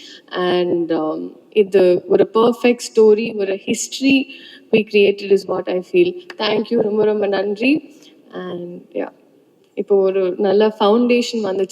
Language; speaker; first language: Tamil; non-native, learner; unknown